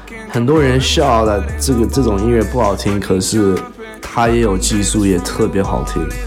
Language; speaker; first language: Chinese; early bilingual, heritage; Chinese